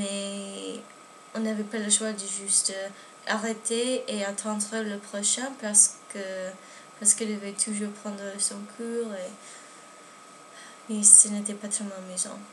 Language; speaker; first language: French; non-native, learner; English